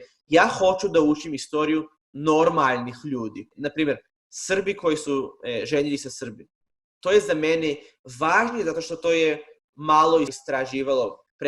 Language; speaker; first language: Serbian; non-native, fluent; Hebrew